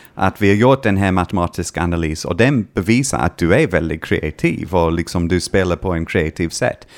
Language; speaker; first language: Swedish; non-native, fluent; English